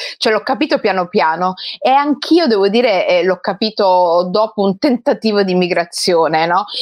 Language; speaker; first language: Italian; early bilingual, other home language; Somali